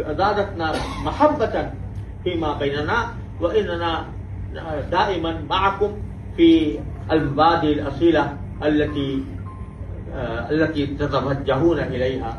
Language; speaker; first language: Arabic; non-native, fluent; Urdu